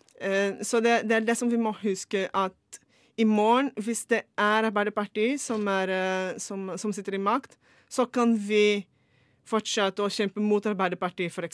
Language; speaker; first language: Norwegian; non-native, fluent; Portuguese